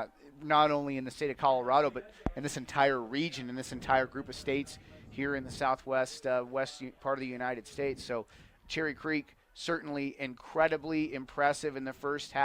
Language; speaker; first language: English; native; English